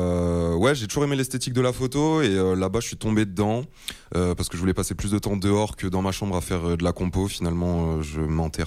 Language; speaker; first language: French; native; French